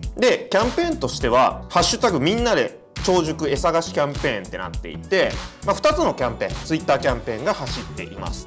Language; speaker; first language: Japanese; native; Japanese